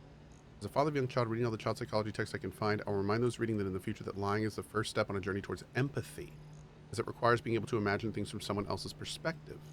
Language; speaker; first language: English; native; English